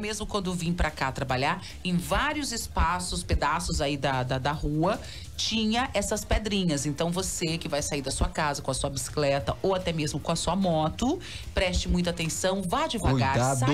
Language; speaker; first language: Portuguese; native; Portuguese